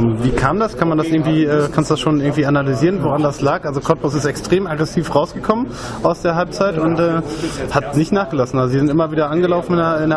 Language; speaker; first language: German; native; German